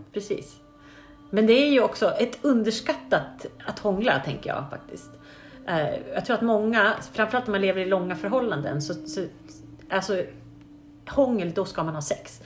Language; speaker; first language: Swedish; native; Swedish